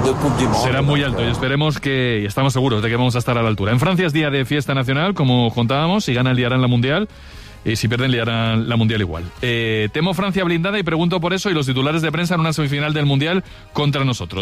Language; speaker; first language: Spanish; native; Spanish